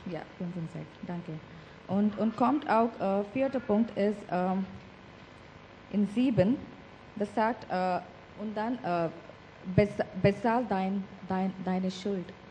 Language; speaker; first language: German; non-native, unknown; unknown